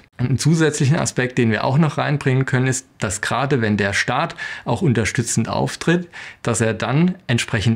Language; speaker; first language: German; native; German